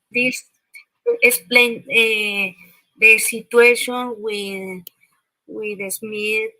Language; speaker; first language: English; non-native, learner; Spanish